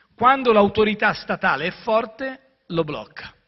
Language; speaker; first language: Italian; native; Italian